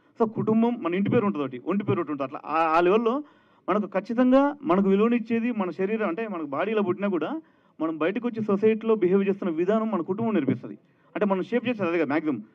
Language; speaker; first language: Telugu; native; Telugu